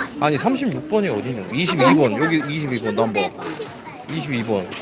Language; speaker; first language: Korean; native; Korean